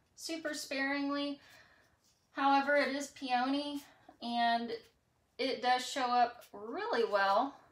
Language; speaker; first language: English; native; English